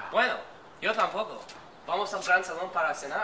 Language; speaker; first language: Spanish; non-native, learner; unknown